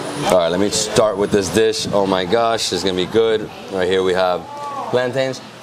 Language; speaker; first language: English; early bilingual, other home language; Spanish